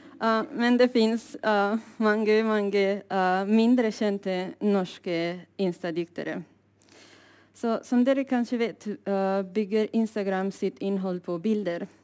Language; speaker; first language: Norwegian; non-native, fluent; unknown